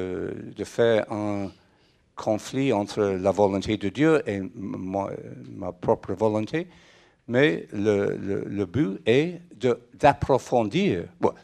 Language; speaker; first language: French; non-native, fluent; English